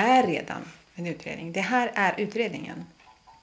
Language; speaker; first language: Swedish; native; Swedish